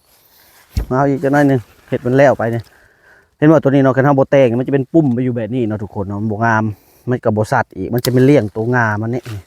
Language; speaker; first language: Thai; non-native, local second language; Lao